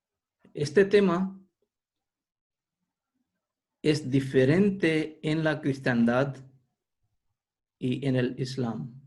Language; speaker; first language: Spanish; non-native, fluent; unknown